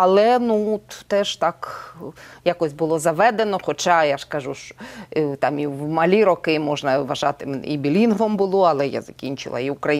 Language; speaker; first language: Ukrainian; native; Ukrainian